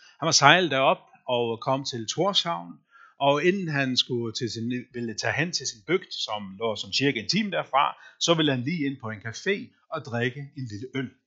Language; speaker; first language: Danish; non-native, local second language; Faroese